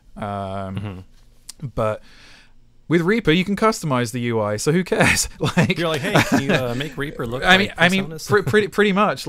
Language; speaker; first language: English; native; English